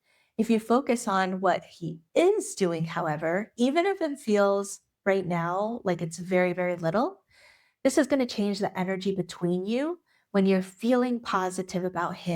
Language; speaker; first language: English; native; English